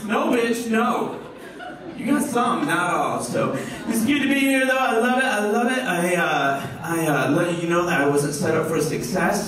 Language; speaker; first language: English; native; English